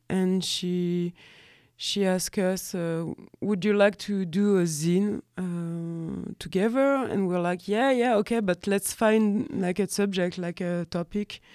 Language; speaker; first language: English; non-native, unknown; French